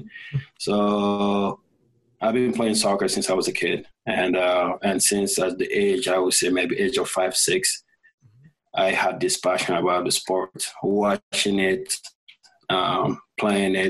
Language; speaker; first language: English; non-native, fluent; French